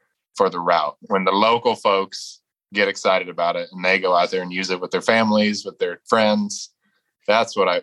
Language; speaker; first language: English; native; English